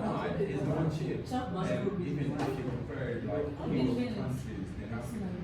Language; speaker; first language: English; non-native, learner; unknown